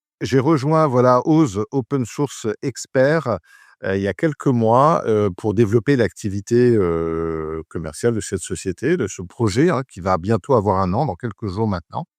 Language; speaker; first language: French; native; French